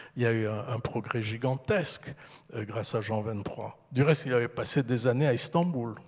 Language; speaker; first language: French; early bilingual, heritage; French